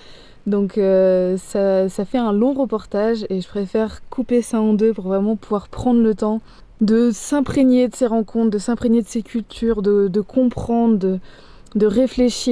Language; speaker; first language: French; native; French